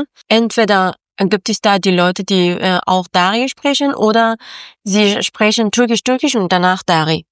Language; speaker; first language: German; non-native, learner; Persian